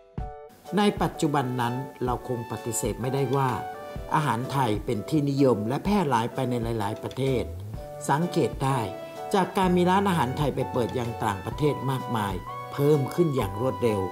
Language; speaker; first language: Thai; native; Thai